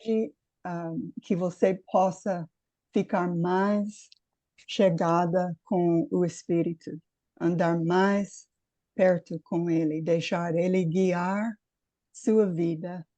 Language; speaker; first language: Portuguese; non-native, fluent; English